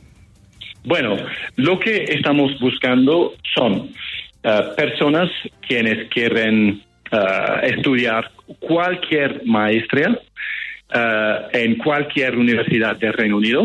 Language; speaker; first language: Spanish; non-native, fluent; English